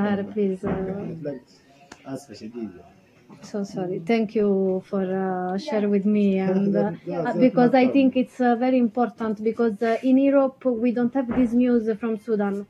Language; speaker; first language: English; non-native, learner; Italian